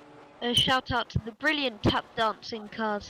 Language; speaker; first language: English; native; English